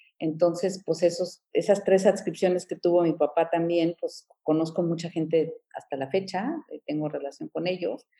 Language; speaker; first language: Spanish; early bilingual, heritage; Spanish